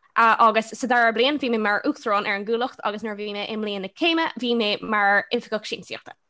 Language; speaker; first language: Irish; non-native, local second language; English